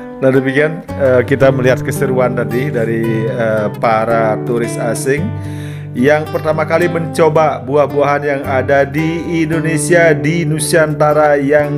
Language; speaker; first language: Indonesian; native; Indonesian